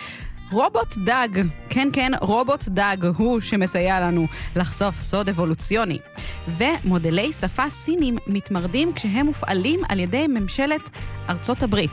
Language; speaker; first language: Hebrew; native; Hebrew